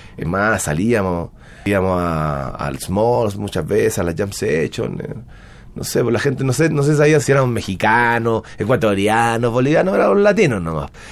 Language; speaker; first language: Spanish; native; Spanish